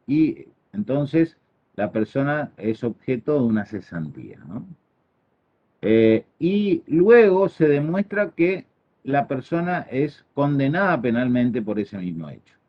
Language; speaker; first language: Spanish; native; Spanish